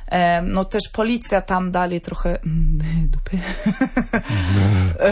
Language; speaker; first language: Polish; non-native, fluent; Norwegian